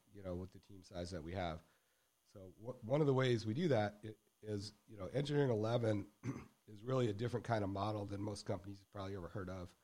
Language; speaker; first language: English; native; English